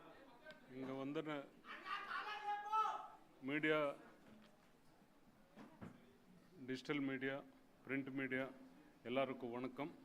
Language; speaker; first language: Tamil; non-native, learner; Telugu